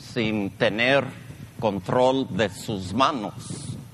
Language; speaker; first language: Spanish; early bilingual, heritage; Spanish